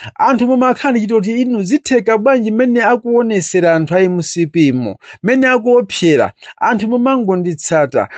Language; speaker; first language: Nyanja; native; Nyanja